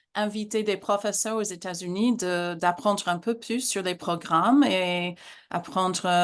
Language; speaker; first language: French; non-native, fluent; English